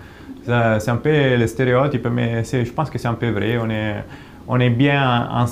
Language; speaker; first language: French; non-native, fluent; Italian